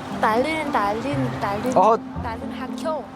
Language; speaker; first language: Korean; non-native, learner; Thai